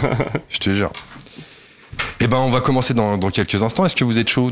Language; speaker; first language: French; native; French